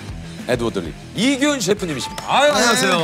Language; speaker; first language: Korean; native; Korean